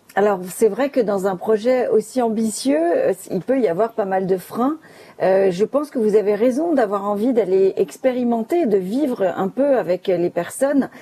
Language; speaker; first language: French; native; French